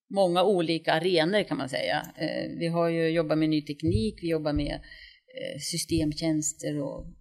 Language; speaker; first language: Swedish; native; Swedish